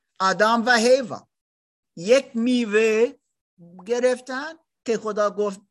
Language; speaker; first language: Persian; non-native, learner; German